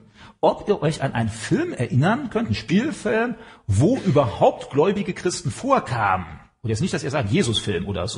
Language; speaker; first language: German; native; German